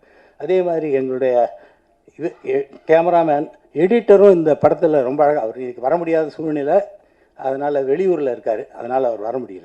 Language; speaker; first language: Tamil; native; Tamil